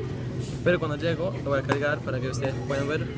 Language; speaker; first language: Spanish; early bilingual, heritage; Spanish